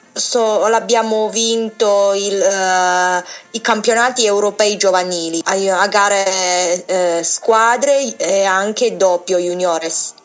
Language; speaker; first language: Italian; non-native, fluent; Chinese